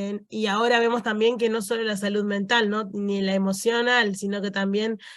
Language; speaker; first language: Spanish; native; Spanish